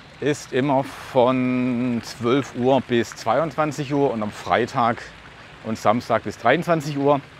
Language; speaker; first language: German; native; German